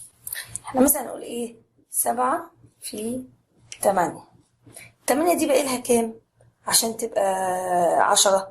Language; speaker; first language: Arabic; native; Arabic